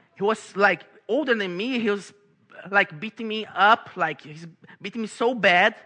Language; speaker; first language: English; non-native, fluent; Portuguese